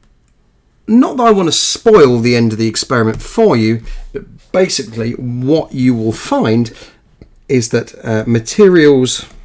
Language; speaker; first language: English; native; English